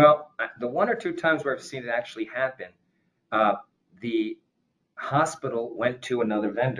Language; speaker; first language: English; native; English